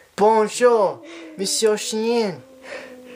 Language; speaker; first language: French; non-native, learner; English